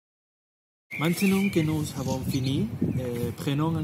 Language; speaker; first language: French; non-native, learner; Spanish